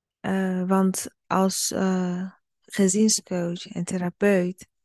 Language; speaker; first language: Dutch; early bilingual, other home language; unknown